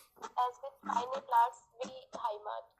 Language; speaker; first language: German; non-native, learner; Hindi